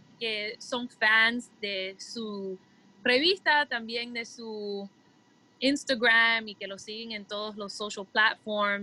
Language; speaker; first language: Spanish; early bilingual, heritage; Spanish